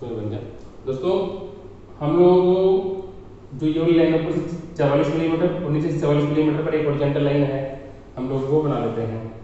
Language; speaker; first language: Hindi; native; Hindi